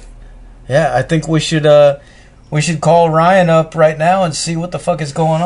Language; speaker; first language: English; native; English